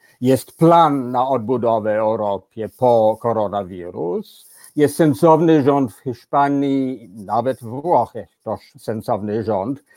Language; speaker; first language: Polish; non-native, fluent; English